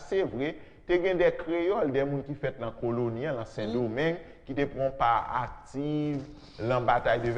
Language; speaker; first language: French; non-native, local second language; Haitian Creole